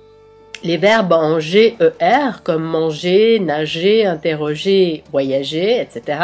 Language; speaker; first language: French; non-native, fluent; Italian